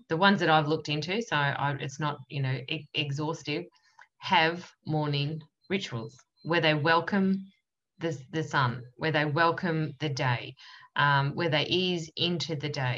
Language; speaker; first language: English; native; English